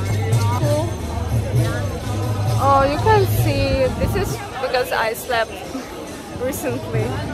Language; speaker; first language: English; non-native, learner; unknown